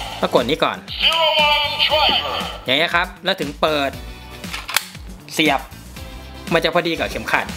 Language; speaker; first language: Thai; native; Thai